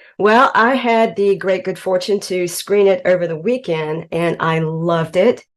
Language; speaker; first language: English; native; English